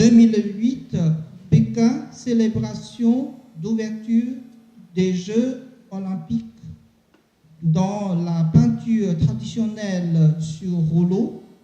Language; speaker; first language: French; non-native, learner; Chinese